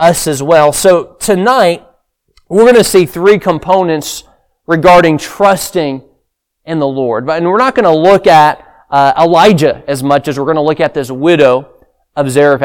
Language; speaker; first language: English; native; English